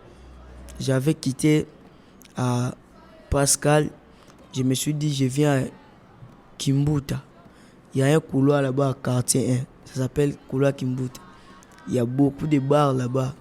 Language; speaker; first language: French; non-native, local second language; Lingala